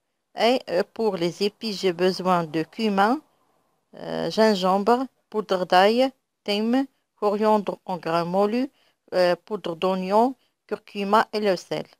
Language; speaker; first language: French; non-native, local second language; Arabic